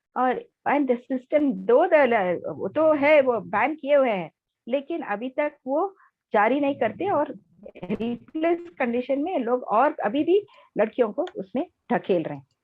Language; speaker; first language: Hindi; non-native, local second language; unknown